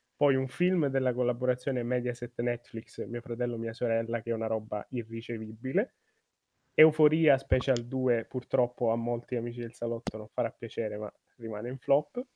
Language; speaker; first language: Italian; native; Italian